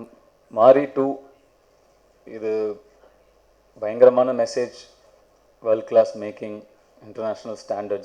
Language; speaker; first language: Tamil; native; Tamil